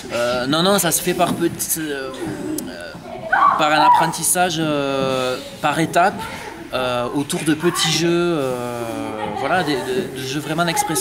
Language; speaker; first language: French; native; French